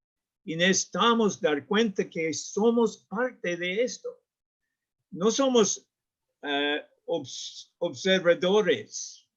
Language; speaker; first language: Spanish; non-native, learner; English